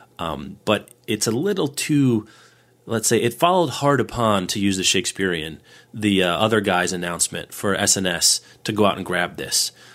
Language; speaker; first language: English; native; English